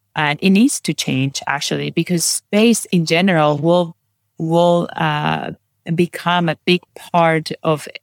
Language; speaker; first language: English; non-native, fluent; Spanish